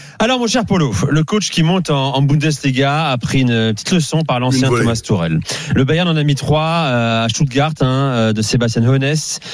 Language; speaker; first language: French; native; French